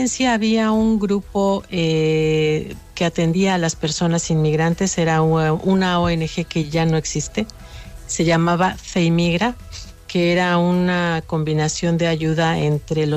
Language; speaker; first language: Spanish; native; Spanish